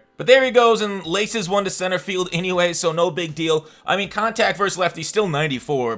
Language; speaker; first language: English; native; English